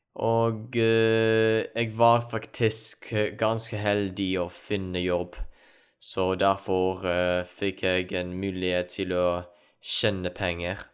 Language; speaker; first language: Norwegian; non-native, learner; Ukrainian